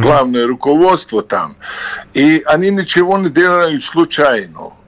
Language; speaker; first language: Russian; non-native, fluent; Serbian